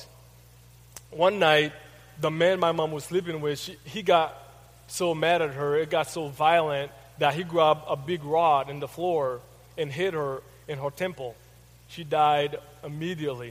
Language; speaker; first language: English; non-native, fluent; Haitian Creole